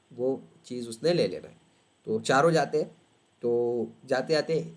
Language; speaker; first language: Hindi; non-native, local second language; Marathi